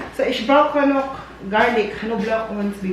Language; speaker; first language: German; non-native, learner; Filipino